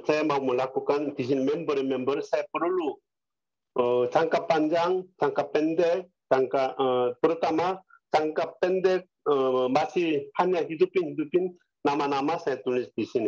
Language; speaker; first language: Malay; non-native, learner; Korean